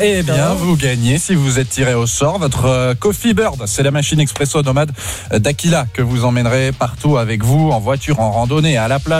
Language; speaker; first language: French; native; French